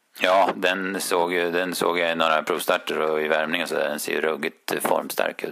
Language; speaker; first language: Swedish; native; Swedish